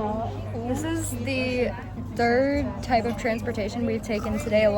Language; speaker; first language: English; native; English